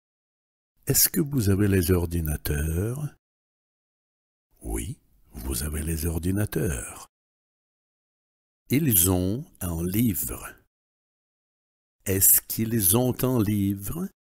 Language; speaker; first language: French; non-native, fluent; Russian